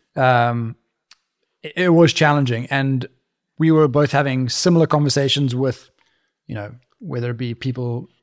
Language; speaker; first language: English; native; English